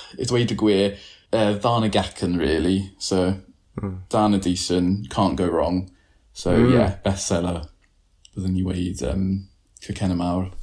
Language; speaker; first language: Welsh; non-native, learner; English